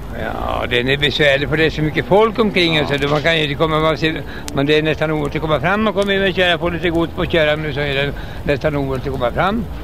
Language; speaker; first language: Swedish; native; Swedish